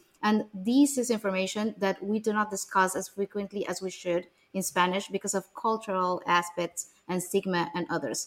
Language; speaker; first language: English; non-native, fluent; Spanish